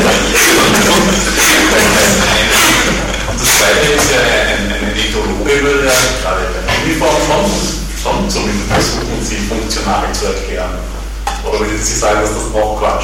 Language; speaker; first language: German; native; German